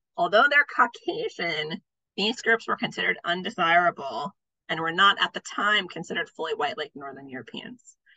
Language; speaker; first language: English; native; English